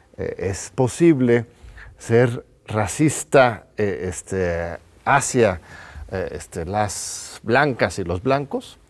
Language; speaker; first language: Spanish; non-native, fluent; English